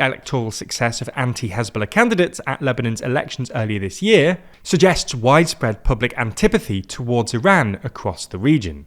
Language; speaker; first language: English; native; English